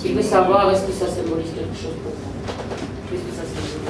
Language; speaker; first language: French; non-native, fluent; Armenian